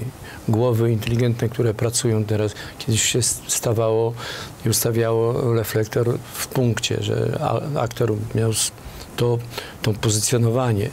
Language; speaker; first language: Polish; native; Polish